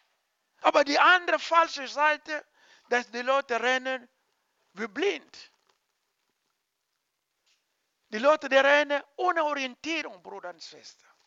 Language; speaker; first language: German; non-native, learner; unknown